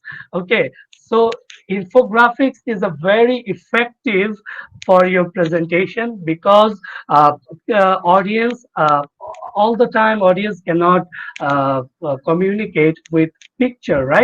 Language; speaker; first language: English; non-native, fluent; Bangla